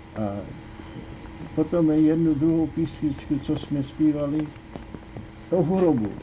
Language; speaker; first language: Czech; early bilingual, heritage; Czech